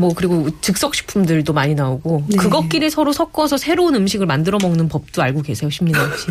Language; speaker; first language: Korean; native; Korean